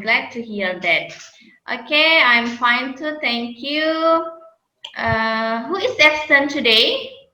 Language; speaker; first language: English; non-native, fluent; Indonesian